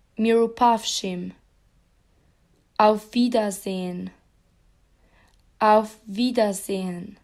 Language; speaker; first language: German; non-native, fluent; Albanian